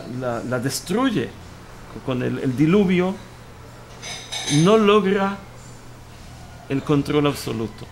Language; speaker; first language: Spanish; early bilingual, heritage; Hebrew